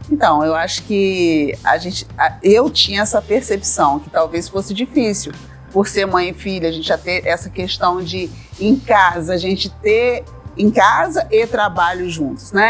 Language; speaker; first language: Portuguese; native; Portuguese